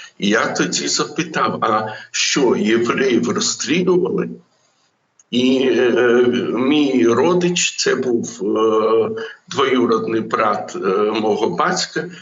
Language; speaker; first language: Ukrainian; non-native, local second language; Russian